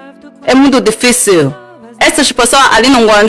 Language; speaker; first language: Portuguese; non-native, learner; Chinese